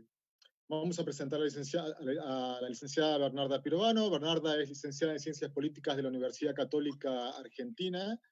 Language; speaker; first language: Spanish; native; Spanish